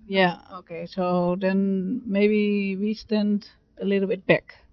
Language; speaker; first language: English; non-native, fluent; Dutch